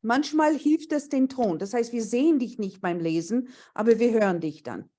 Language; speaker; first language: German; non-native, fluent; English